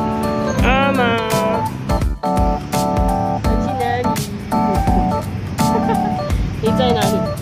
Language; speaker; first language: Chinese; non-native, learner; Filipino